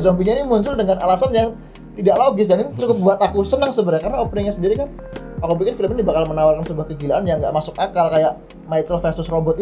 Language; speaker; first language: Indonesian; native; Indonesian